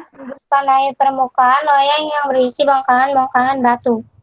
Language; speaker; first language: Indonesian; native; Indonesian